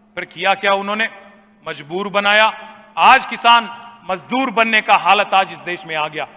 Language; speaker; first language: Hindi; non-native, local second language; Telugu